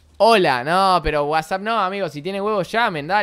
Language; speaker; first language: Spanish; native; Spanish